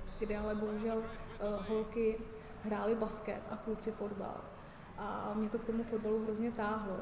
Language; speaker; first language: Czech; native; Czech